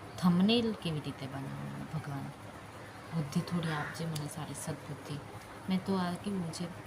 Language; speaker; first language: Gujarati; non-native, local second language; Rathawi